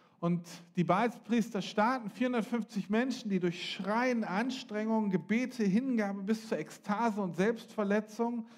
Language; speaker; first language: German; native; German